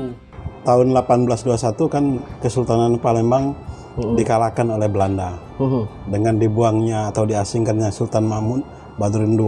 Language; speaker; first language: Indonesian; native; Indonesian